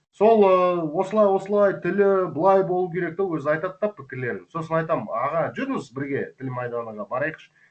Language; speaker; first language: Kazakh; non-native, local second language; Russian